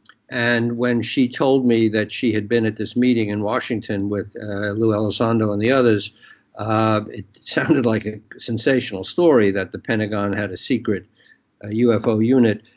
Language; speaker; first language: English; native; English